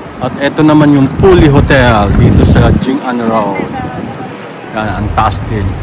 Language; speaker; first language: Filipino; non-native, local second language; Iloko